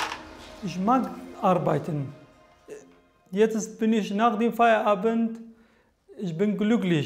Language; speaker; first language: German; non-native, learner; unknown